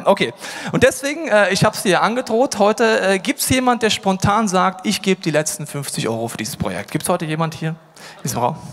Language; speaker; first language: German; native; German